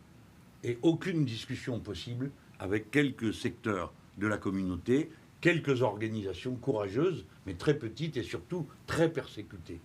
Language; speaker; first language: French; native; French